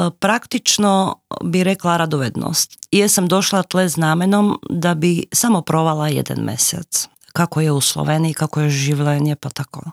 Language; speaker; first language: Slovenian; non-native, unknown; Slovak